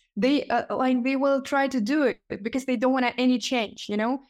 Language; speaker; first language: English; non-native, fluent; Ukrainian